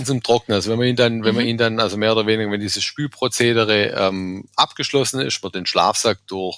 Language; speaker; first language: German; native; German